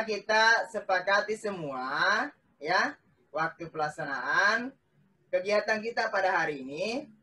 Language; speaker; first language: Indonesian; native; Indonesian